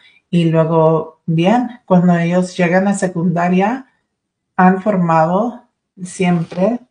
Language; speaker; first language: Spanish; early bilingual, other home language; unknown